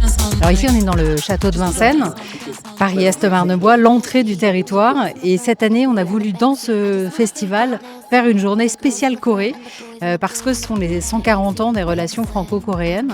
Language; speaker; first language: French; native; French